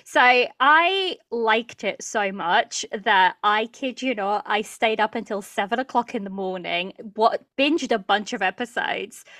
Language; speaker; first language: English; early bilingual, other home language; Portuguese